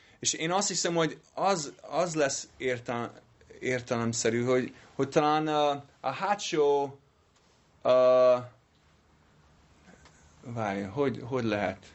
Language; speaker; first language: Hungarian; non-native, learner; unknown